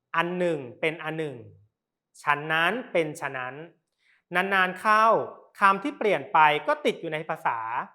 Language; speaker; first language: Thai; native; Thai